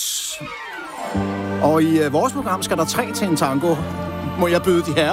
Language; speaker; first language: Danish; native; Danish